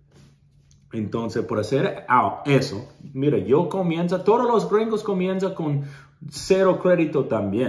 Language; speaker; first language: Spanish; non-native, learner; English